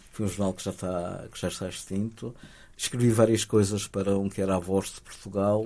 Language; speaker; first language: Portuguese; early bilingual, other home language; Spanish